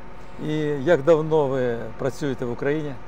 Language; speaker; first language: Ukrainian; native; Ukrainian